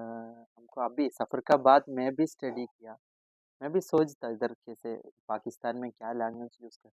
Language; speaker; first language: Hindi; non-native, local second language; Malayalam